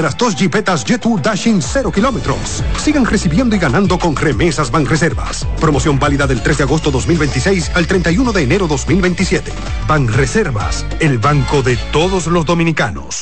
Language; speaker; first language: Spanish; native; Spanish